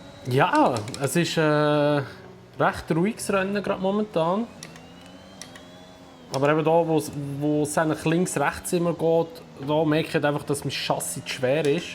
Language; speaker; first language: German; native; German